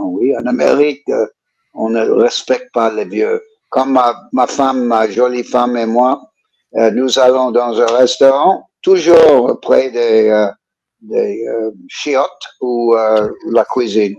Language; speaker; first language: French; non-native, fluent; English